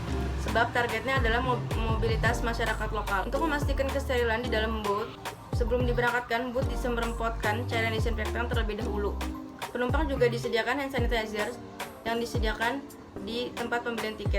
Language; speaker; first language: Indonesian; native; Indonesian